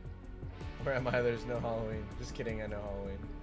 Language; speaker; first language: English; native; English